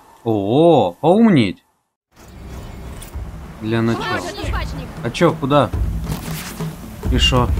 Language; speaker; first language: Russian; native; Russian